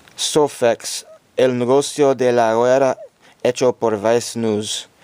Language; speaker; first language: Spanish; non-native, learner; English